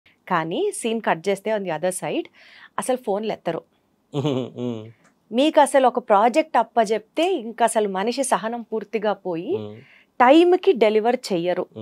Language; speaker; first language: Telugu; native; Telugu